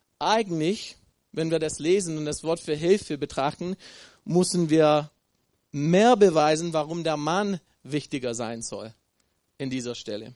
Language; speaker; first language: German; non-native, fluent; English